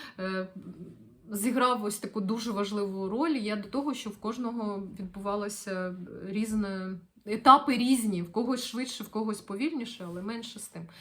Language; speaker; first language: Ukrainian; non-native, local second language; Russian